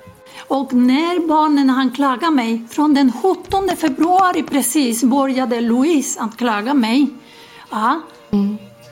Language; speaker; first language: Swedish; non-native, fluent; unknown